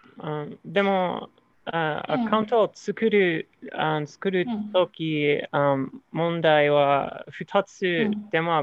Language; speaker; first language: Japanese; non-native, learner; English